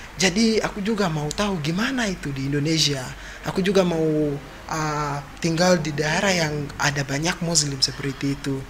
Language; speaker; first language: Indonesian; non-native, fluent; Ganda